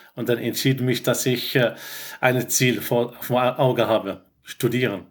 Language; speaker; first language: German; non-native, fluent; Arabic